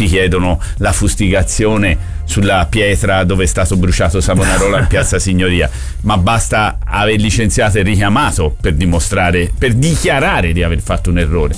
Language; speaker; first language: Italian; native; Italian